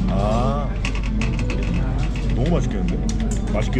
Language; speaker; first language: Korean; native; Korean